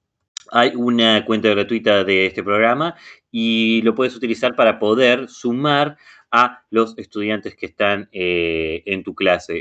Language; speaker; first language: Spanish; non-native, fluent; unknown